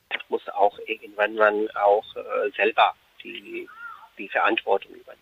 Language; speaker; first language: German; non-native, fluent; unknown